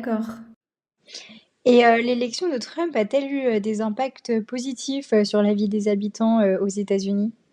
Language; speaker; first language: French; native; French